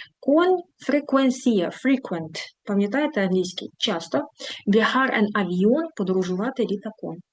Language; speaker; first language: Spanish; non-native, fluent; Ukrainian